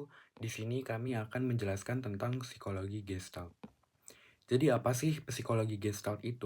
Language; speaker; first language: Indonesian; native; Indonesian